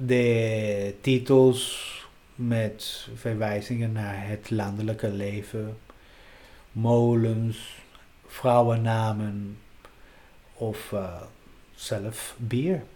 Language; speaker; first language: Dutch; non-native, fluent; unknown